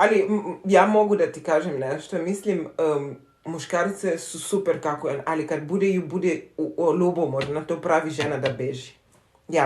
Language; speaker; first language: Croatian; non-native, fluent; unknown